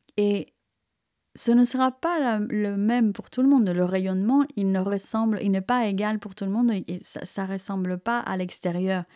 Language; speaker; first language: French; non-native, fluent; Spanish